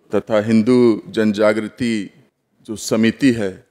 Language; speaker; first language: Hindi; native; Hindi